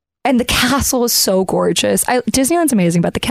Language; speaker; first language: English; native; English